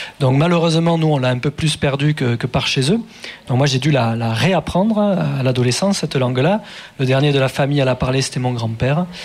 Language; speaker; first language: French; native; French